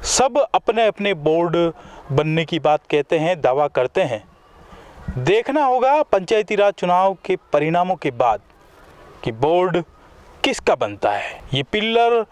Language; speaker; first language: Hindi; native; Hindi